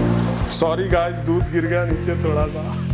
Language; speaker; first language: Hindi; native; Hindi